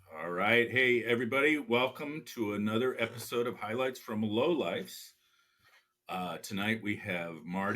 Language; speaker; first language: English; native; English